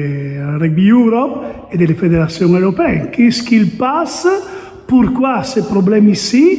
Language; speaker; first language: French; non-native, learner; Italian